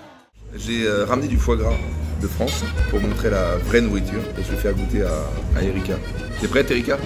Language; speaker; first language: French; native; French